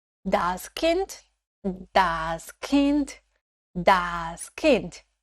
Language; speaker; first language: German; non-native, fluent; Portuguese